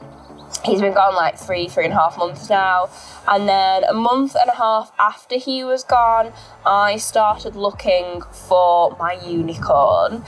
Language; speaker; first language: English; native; English